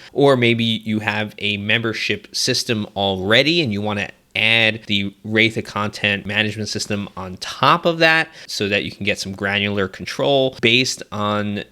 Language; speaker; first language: English; native; English